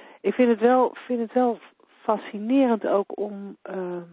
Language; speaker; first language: Dutch; native; Dutch